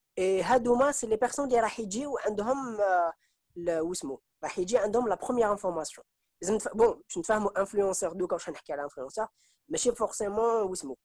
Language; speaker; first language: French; non-native, local second language; Arabic